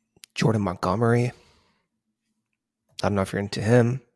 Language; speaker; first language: English; native; English